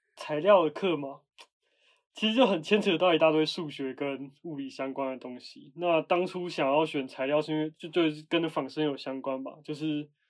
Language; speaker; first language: Chinese; native; Chinese